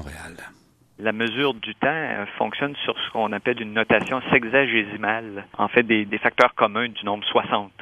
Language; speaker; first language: French; native; French